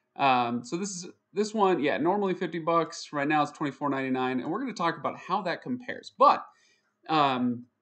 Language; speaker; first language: English; native; English